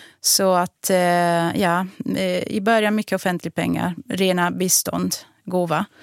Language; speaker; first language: Swedish; non-native, fluent; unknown